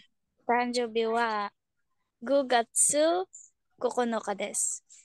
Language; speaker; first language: Japanese; non-native, learner; Filipino